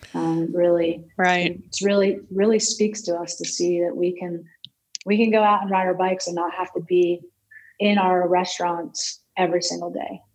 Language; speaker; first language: English; native; English